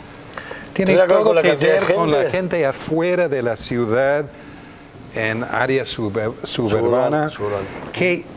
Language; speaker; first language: Spanish; non-native, fluent; English